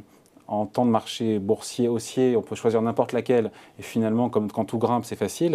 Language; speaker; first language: French; native; French